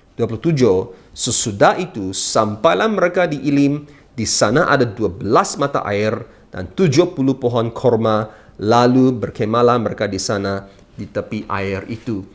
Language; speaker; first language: Malay; non-native, local second language; Chinese